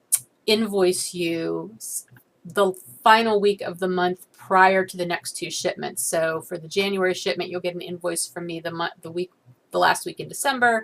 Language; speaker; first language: English; native; English